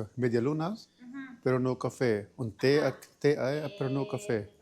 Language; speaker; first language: Spanish; non-native, learner; Hindi